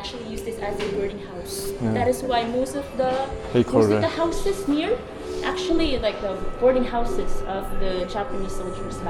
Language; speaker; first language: English; non-native, local second language; Filipino